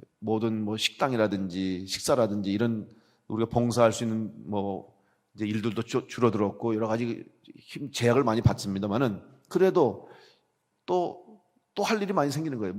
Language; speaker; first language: Korean; native; Korean